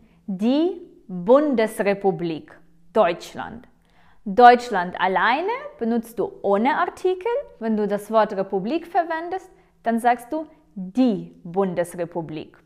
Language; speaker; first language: German; non-native, fluent; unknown